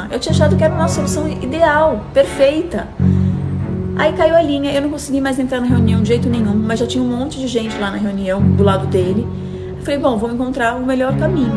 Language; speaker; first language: Portuguese; native; Portuguese